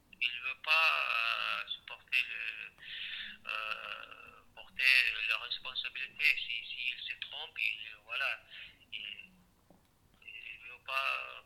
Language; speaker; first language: French; non-native, learner; Chechen